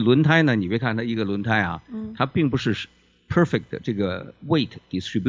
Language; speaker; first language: Chinese; native; Chinese